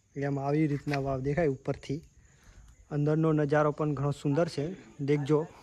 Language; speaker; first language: Gujarati; non-native, local second language; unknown